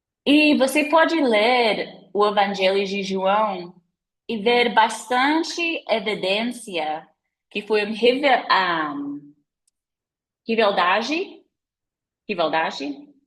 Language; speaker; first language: Portuguese; non-native, fluent; English